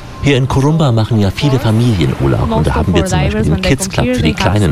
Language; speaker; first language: German; native; German